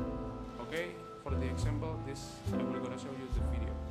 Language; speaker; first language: English; non-native, learner; Indonesian